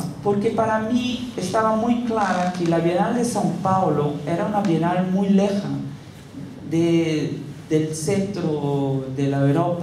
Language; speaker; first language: Spanish; non-native, fluent; Portuguese